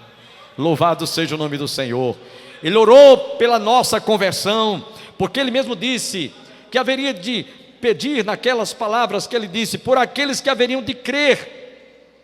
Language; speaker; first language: Portuguese; native; Portuguese